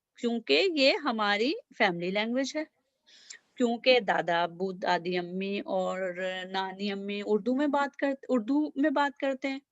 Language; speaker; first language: Urdu; native; Urdu